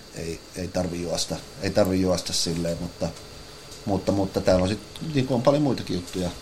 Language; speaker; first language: English; non-native, fluent; Finnish